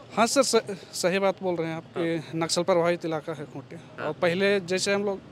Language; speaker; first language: Hindi; native; Hindi